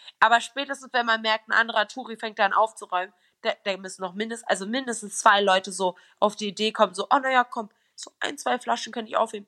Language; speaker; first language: German; native; German